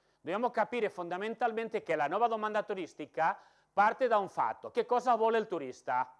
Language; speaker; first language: Italian; non-native, fluent; Catalan